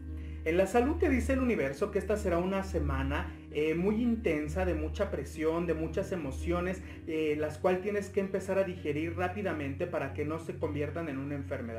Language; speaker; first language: Spanish; native; Spanish